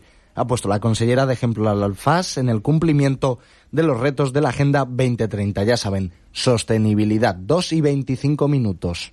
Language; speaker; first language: Spanish; native; Spanish